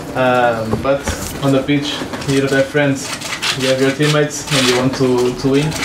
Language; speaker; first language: English; non-native, fluent; Portuguese